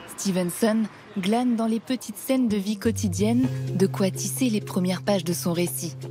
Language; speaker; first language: French; native; French